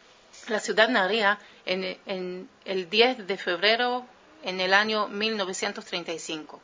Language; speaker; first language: Spanish; early bilingual, heritage; Spanish